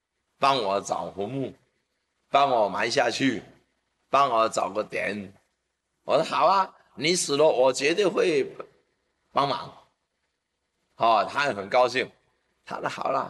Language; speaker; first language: Chinese; native; Chinese